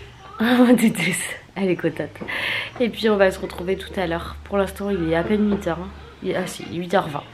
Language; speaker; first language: French; native; French